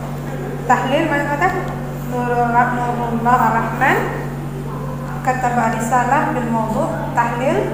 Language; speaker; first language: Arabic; non-native, fluent; Indonesian